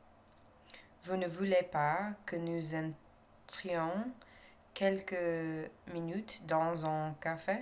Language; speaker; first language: French; non-native, learner; English